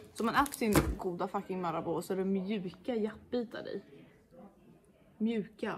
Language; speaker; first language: Swedish; native; Swedish